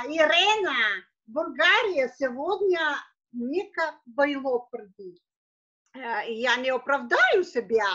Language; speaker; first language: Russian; non-native, learner; Bulgarian